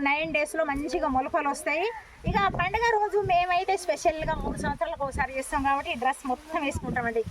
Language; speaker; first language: Telugu; non-native, local second language; Lambadi